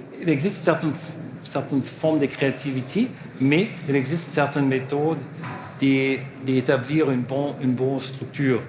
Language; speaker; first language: French; non-native, learner; German